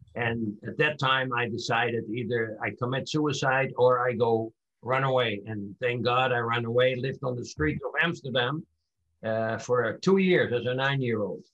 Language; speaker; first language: English; non-native, fluent; Dutch